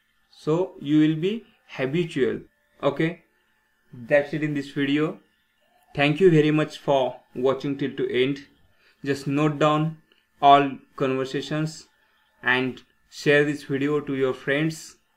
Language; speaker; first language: English; non-native, local second language; Marathi